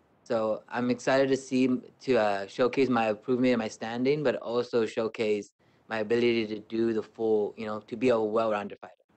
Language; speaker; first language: English; non-native, fluent; Spanish